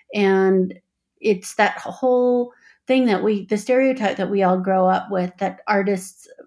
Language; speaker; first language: English; native; English